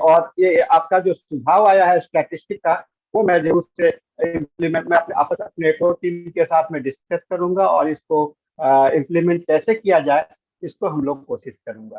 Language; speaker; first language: Hindi; native; Hindi